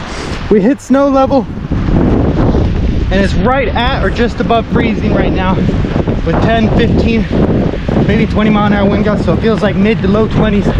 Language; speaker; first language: English; native; English